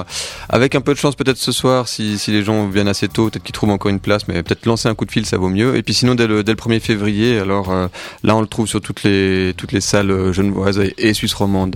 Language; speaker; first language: French; native; French